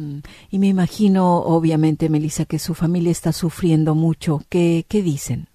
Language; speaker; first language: Spanish; native; Spanish